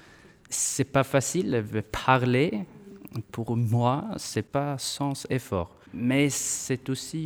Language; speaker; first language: French; non-native, fluent; Swedish